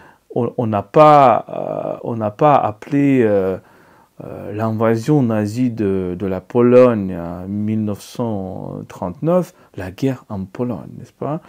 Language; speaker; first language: French; non-native, fluent; Ukrainian